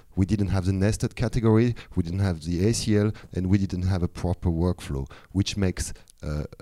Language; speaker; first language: English; non-native, fluent; French